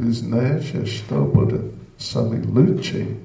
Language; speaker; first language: Russian; non-native, learner; English